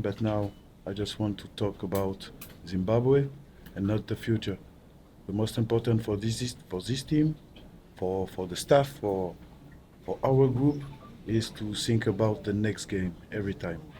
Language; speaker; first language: English; non-native, learner; French